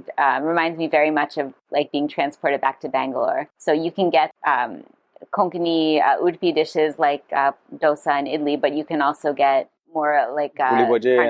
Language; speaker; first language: English; non-native, fluent; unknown